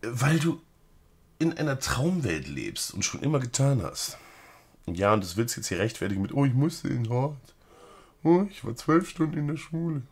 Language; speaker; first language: German; native; German